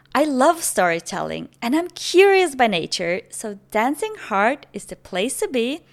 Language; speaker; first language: English; non-native, fluent; Norwegian